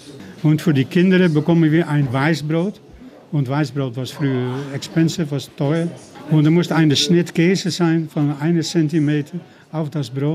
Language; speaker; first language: German; non-native, learner; Dutch